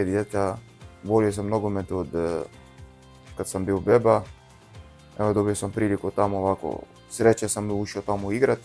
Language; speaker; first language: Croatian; non-native, learner; Arabic